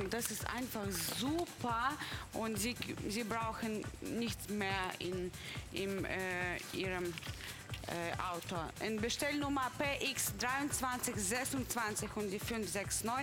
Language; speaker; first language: German; non-native, fluent; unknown